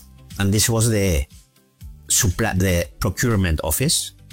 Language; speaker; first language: English; non-native, fluent; German